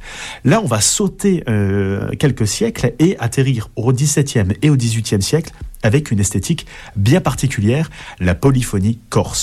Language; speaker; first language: French; native; French